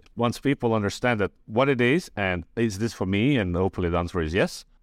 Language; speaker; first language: English; non-native, fluent; Estonian